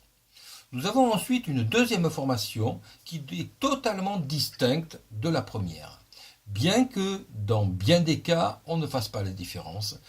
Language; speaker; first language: French; native; French